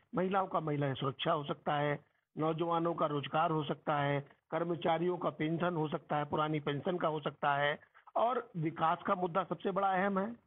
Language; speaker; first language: Hindi; native; Hindi